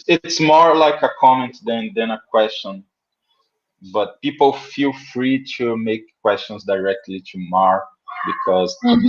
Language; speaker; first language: English; non-native, fluent; Portuguese